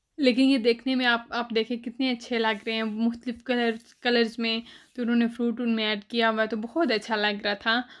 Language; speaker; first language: Urdu; native; Urdu